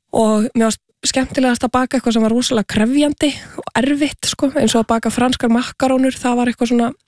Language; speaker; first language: Icelandic; native; Icelandic